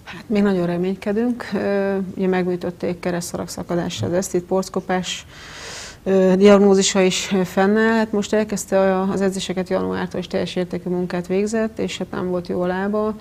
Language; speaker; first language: Hungarian; native; Hungarian